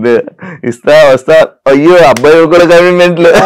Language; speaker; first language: Telugu; native; Telugu